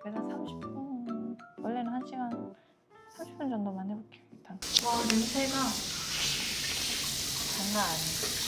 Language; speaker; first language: Korean; non-native, fluent; Japanese